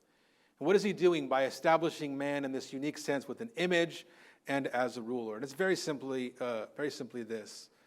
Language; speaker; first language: English; native; English